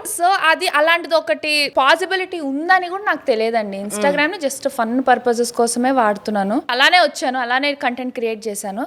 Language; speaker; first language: Telugu; native; Telugu